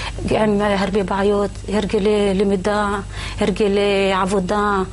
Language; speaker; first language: Hebrew; non-native, local second language; Arabic